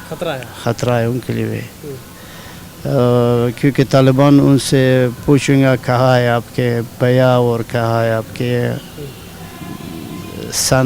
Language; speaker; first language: Hindi; non-native, learner; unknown